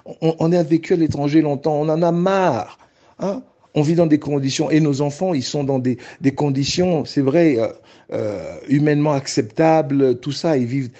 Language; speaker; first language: French; non-native, local second language; Luba-Lulua